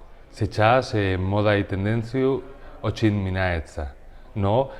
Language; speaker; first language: Russian; non-native, learner; Spanish